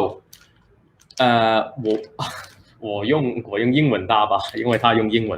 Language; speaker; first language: Chinese; early bilingual, heritage; Chinese